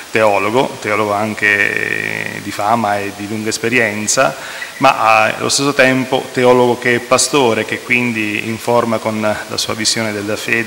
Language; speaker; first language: Italian; native; Italian